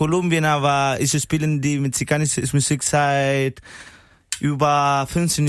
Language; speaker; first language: German; non-native, learner; Spanish